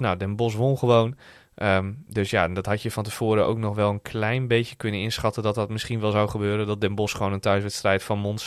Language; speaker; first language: Dutch; native; Dutch